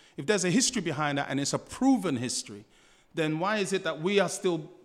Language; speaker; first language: English; native; English